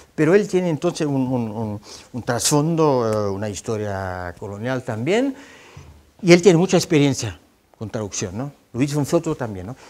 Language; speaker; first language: Spanish; non-native, fluent; Dutch